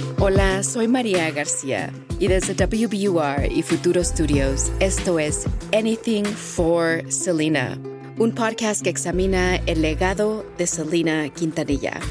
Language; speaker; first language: Spanish; early bilingual, heritage; Spanish